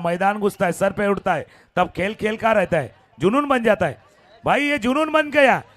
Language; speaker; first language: Hindi; non-native, local second language; Marathi